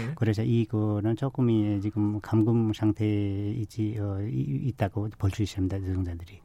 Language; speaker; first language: Korean; non-native, fluent; Nepali